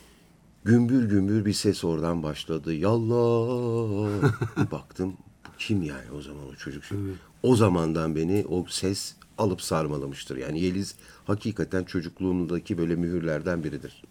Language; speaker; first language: Turkish; native; Turkish